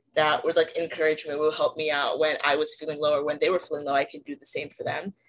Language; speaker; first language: English; native; English